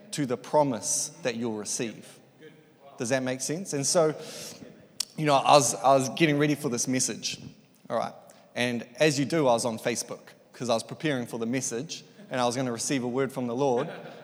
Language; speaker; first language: English; native; English